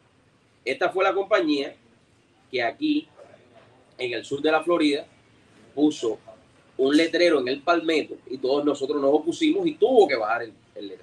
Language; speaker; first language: Spanish; native; Spanish